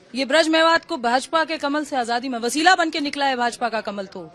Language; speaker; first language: Hindi; native; Hindi